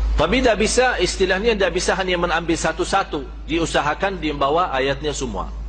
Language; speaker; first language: Malay; non-native, fluent; Arabic